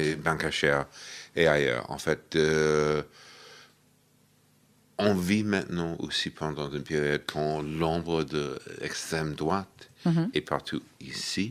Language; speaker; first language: French; non-native, fluent; English